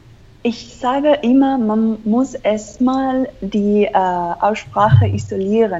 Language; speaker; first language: German; non-native, fluent; Spanish